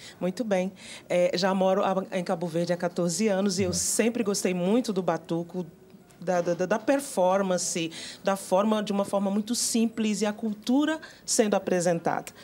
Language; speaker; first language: Portuguese; native; Portuguese